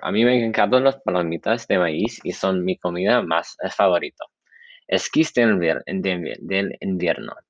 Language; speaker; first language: Spanish; non-native, learner; English